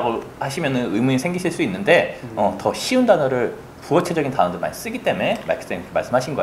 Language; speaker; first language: Korean; native; Korean